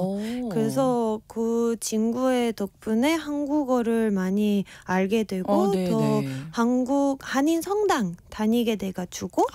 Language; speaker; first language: Korean; non-native, fluent; Spanish